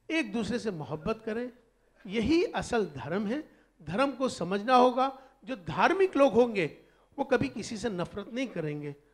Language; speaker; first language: Hindi; native; Hindi